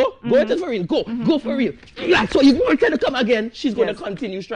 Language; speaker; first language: English; native; English